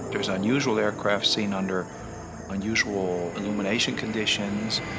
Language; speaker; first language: English; native; English